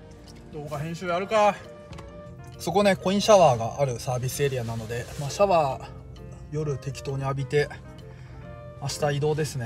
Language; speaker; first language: Japanese; native; Japanese